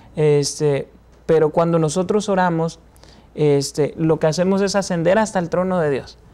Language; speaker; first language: Spanish; native; Spanish